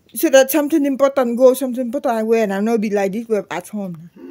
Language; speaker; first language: English; non-native, learner; Vietnamese